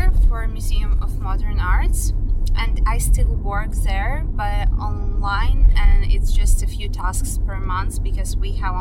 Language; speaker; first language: English; non-native, fluent; Ukrainian